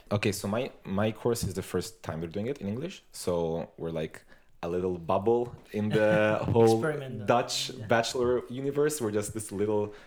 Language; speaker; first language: English; non-native, fluent; Italian